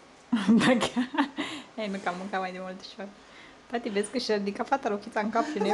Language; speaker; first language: Romanian; native; Romanian